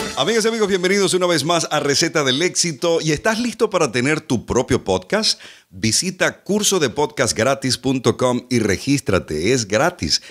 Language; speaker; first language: Spanish; native; Spanish